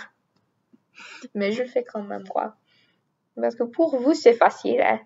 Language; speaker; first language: French; non-native, learner; English